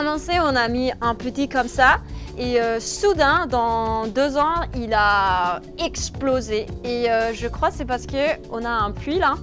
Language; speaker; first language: French; non-native, fluent; Danish